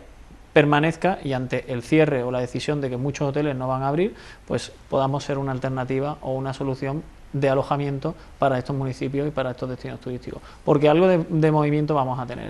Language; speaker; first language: Spanish; native; Spanish